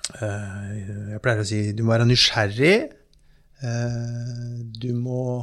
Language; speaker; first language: Norwegian; native; Norwegian